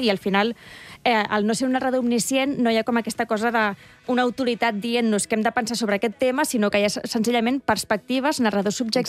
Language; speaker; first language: Catalan; native; Catalan